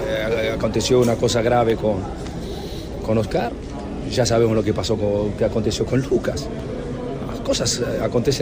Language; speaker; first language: Portuguese; non-native, fluent; Spanish